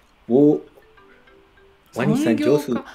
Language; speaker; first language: Japanese; non-native, learner; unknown